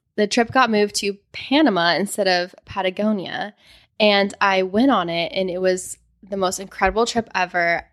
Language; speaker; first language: English; native; English